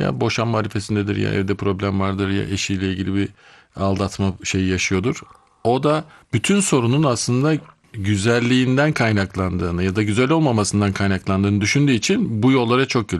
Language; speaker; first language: Turkish; native; Turkish